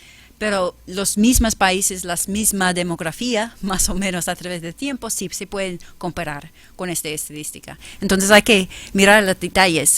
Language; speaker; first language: Spanish; non-native, fluent; English